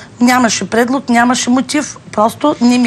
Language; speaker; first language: Bulgarian; native; Bulgarian